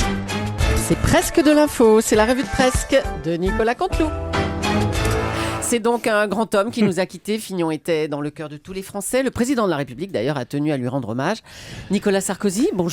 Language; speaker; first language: French; native; French